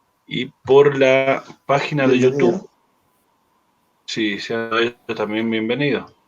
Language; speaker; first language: Spanish; native; Spanish